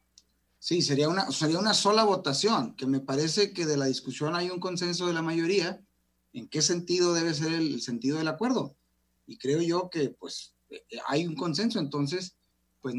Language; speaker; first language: Spanish; native; Spanish